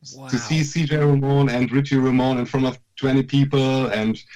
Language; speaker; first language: English; non-native, fluent; German